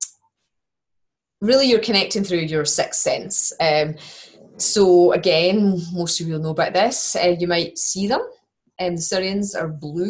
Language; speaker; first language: English; native; English